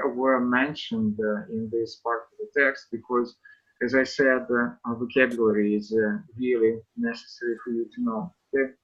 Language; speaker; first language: English; non-native, fluent; Russian